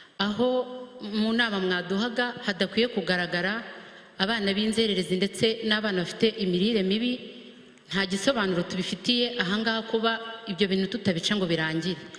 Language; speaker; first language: Kinyarwanda; native; Kinyarwanda